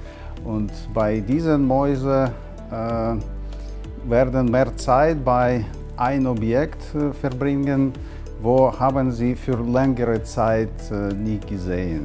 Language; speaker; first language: German; non-native, fluent; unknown